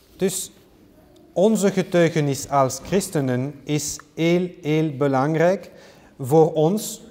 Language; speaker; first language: Dutch; non-native, learner; French